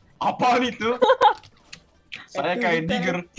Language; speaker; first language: Indonesian; early bilingual, heritage; Indonesian